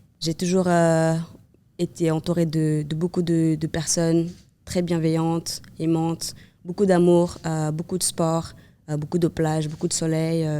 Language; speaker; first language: French; non-native, fluent; Kabuverdianu